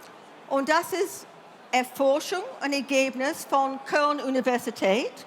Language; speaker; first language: German; non-native, learner; English